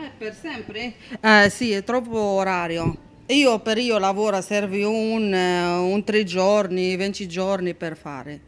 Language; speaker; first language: Italian; non-native, learner; Arabic